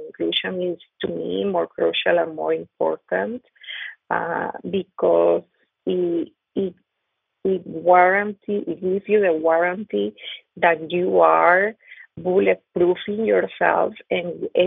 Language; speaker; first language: English; non-native, fluent; Spanish